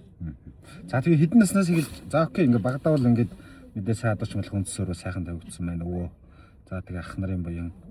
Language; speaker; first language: Mongolian; native; Mongolian